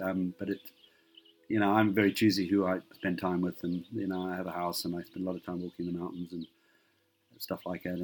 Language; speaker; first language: English; native; English